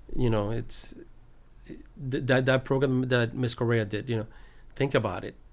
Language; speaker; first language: English; early bilingual, other home language; Spanish